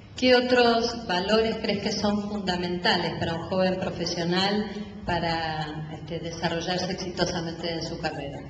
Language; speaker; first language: Spanish; native; Spanish